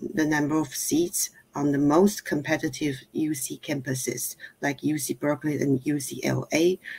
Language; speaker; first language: English; non-native, fluent; Chinese